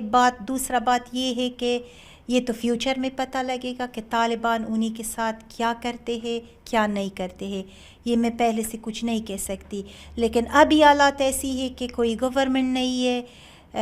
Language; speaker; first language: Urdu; non-native, learner; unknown